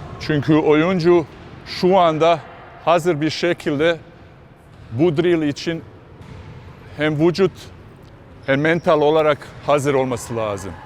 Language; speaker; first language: Turkish; non-native, fluent; Bosnian